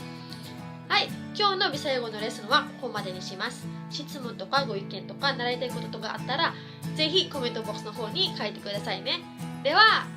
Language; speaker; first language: Japanese; non-native, fluent; Cebuano